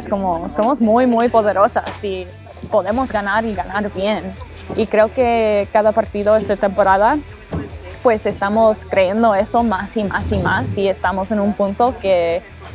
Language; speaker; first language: Spanish; early bilingual, heritage; English